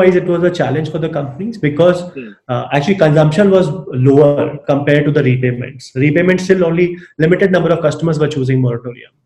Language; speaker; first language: English; non-native, local second language; Hindi